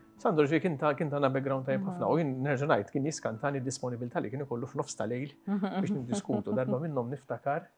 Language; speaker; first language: Maltese; native; Maltese